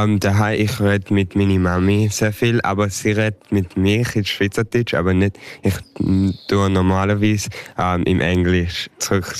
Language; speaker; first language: German; early bilingual, heritage; English